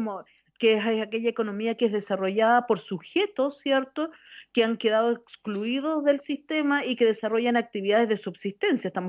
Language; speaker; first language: Spanish; native; Spanish